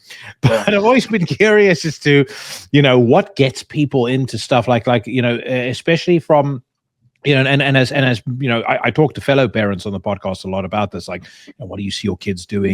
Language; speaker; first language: English; native; English